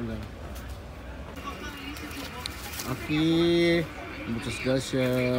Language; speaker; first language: Spanish; non-native, learner; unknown